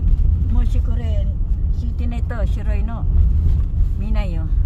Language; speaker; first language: Japanese; non-native, learner; Filipino